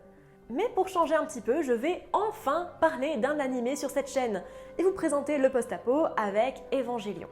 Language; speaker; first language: French; native; French